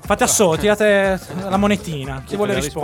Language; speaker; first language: Italian; native; Italian